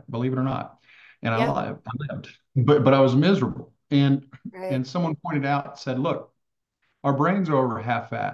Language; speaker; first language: English; native; English